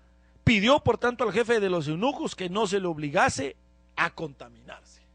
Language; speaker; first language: Spanish; native; Spanish